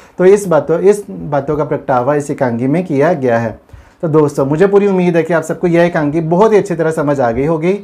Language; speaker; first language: Hindi; non-native, local second language; Punjabi